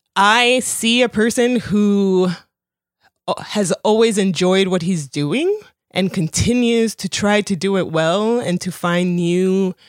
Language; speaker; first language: English; early bilingual, other home language; Spanish